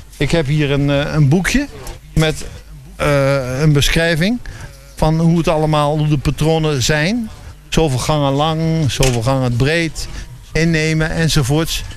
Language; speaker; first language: Dutch; native; Dutch